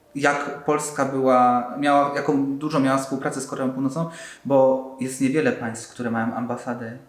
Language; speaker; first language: Polish; native; Polish